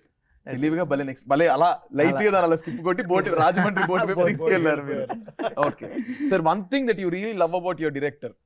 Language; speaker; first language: Telugu; native; Telugu